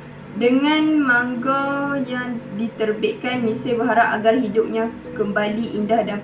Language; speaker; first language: Malay; native; Malay